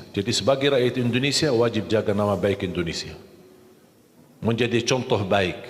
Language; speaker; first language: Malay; non-native, fluent; Arabic